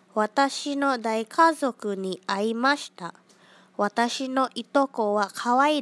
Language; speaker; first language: Japanese; non-native, learner; Indonesian